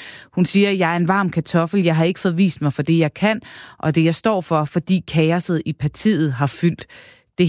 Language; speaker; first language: Danish; native; Danish